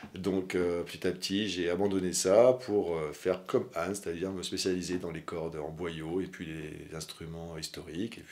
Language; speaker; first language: French; native; French